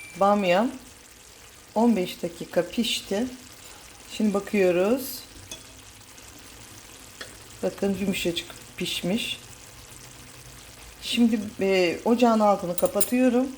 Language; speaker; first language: Turkish; native; Turkish